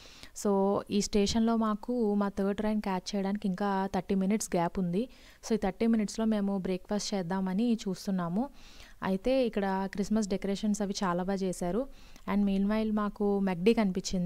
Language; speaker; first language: Telugu; native; Telugu